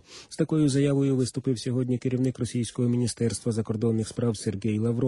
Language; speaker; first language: Ukrainian; native; Ukrainian